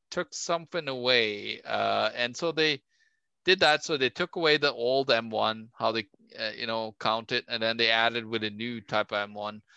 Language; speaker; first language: English; non-native, fluent; Norwegian